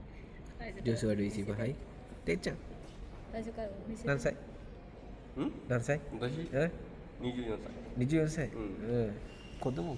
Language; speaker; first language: Japanese; non-native, learner; Sinhala